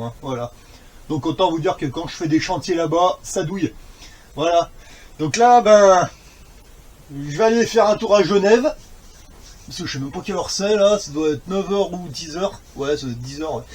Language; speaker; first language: French; native; French